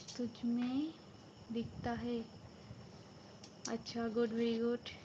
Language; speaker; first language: Hindi; non-native, local second language; Bangla